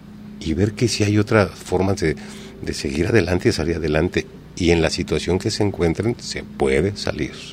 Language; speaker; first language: Spanish; native; Spanish